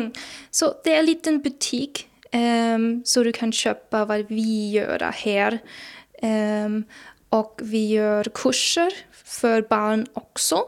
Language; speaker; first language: Swedish; non-native, learner; German